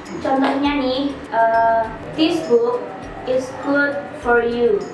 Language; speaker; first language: English; non-native, learner; Indonesian